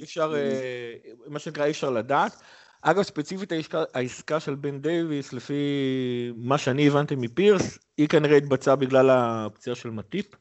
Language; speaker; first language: Hebrew; native; Hebrew